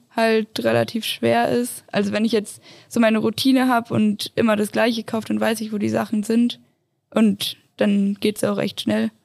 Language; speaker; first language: German; native; German